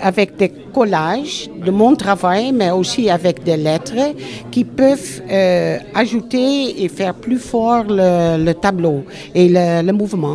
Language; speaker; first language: French; non-native, fluent; Dutch